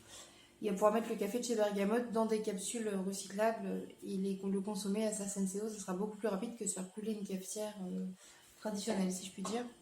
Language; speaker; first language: French; native; French